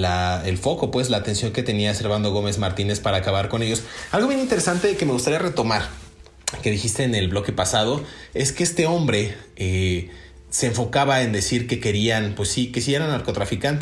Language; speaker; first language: Spanish; native; Spanish